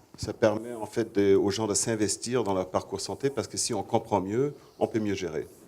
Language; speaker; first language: French; non-native, fluent; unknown